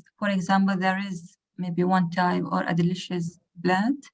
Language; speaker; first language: English; non-native, learner; Arabic